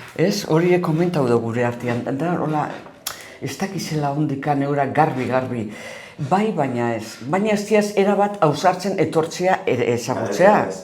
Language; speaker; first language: Basque; native; Basque